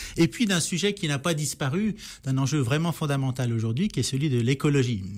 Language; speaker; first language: French; native; French